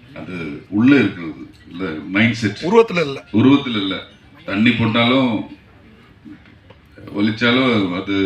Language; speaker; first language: Tamil; non-native, learner; Malayalam